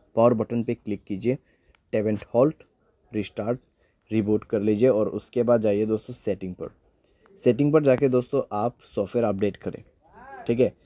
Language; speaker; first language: Hindi; native; Hindi